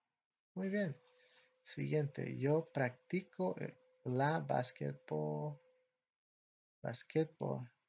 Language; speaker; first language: Spanish; non-native, fluent; English